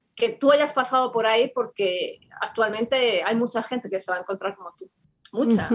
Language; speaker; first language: Spanish; native; Spanish